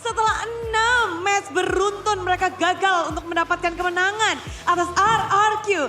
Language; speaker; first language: Indonesian; native; Indonesian